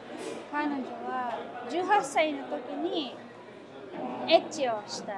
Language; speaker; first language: Japanese; non-native, fluent; Filipino